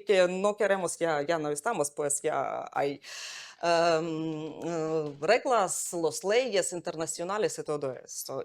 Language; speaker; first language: Spanish; non-native, fluent; Ukrainian